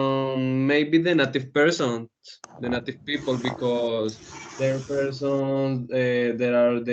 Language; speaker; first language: English; non-native, learner; Spanish